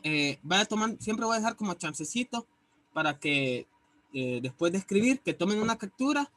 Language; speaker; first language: Spanish; native; Spanish